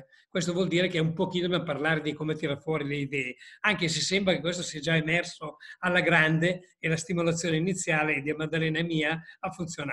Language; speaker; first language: Italian; native; Italian